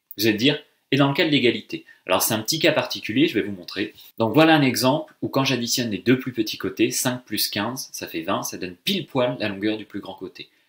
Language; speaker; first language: French; native; French